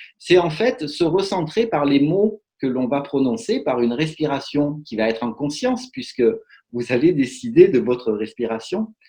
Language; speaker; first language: French; native; French